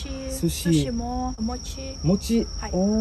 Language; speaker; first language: Japanese; non-native, learner; Ukrainian